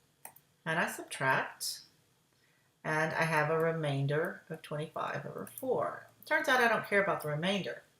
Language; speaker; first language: English; native; English